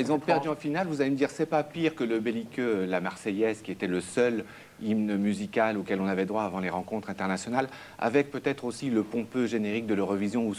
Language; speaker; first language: French; native; French